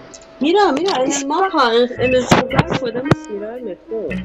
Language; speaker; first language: Spanish; non-native, learner; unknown